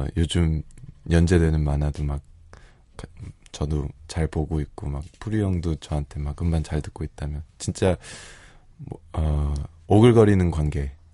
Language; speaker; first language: Korean; early bilingual, heritage; Korean